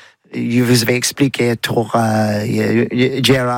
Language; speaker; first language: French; non-native, learner; English